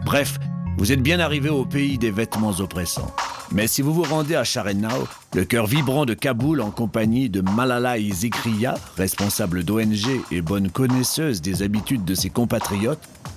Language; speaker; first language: French; native; French